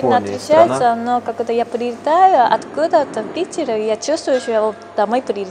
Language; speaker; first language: Russian; non-native, fluent; Japanese